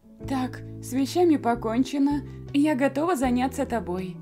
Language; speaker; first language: Russian; native; Russian